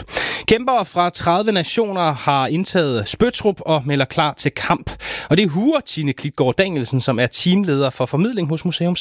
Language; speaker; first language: Danish; native; Danish